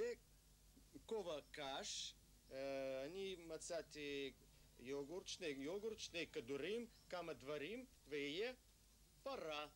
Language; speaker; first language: Hebrew; non-native, learner; Russian